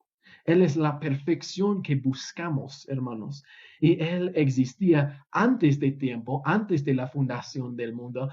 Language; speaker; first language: Spanish; non-native, fluent; English